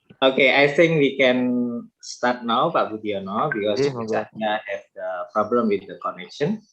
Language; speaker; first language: English; non-native, fluent; Indonesian